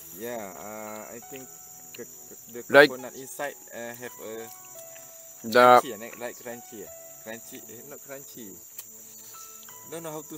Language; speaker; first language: English; non-native, learner; Malay